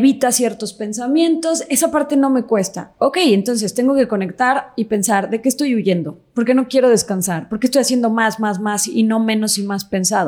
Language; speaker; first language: Spanish; native; Spanish